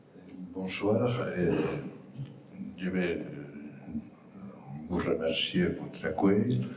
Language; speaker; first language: French; non-native, fluent; Spanish